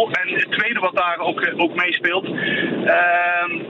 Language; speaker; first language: Dutch; native; Dutch